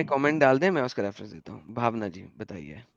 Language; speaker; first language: Hindi; native; Hindi